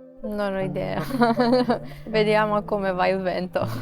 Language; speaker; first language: Italian; non-native, fluent; Macedonian